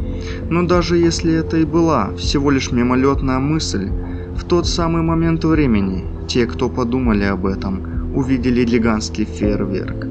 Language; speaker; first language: Russian; native; Russian